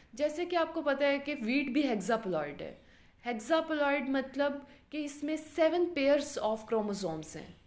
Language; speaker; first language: Urdu; non-native, local second language; Punjabi